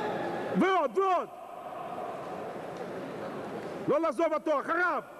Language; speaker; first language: Hebrew; non-native, fluent; Russian